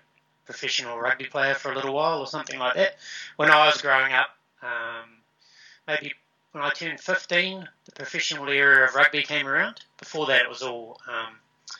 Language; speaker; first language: English; native; English